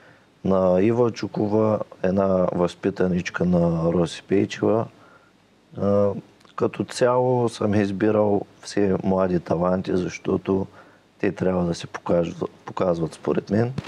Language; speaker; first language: Bulgarian; native; Bulgarian